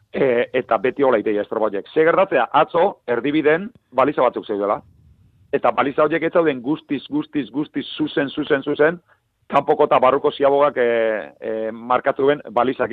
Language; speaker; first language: Basque; native; Basque